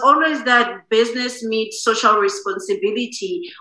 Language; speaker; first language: English; non-native, local second language; Xhosa